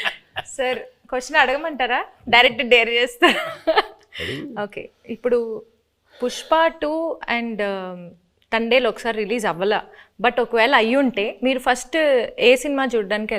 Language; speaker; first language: Telugu; native; Telugu